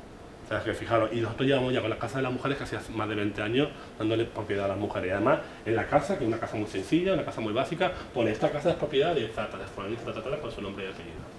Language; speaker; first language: Spanish; native; Spanish